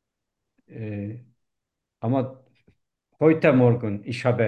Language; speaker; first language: German; non-native, learner; Turkish